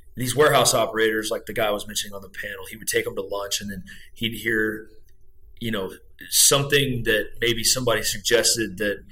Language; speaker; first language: English; native; English